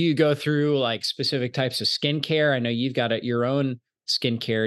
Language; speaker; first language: English; native; English